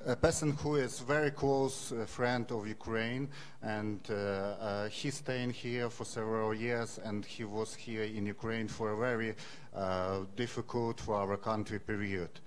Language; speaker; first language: English; non-native, fluent; Ukrainian